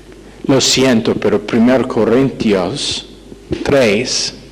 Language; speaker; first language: Spanish; non-native, fluent; English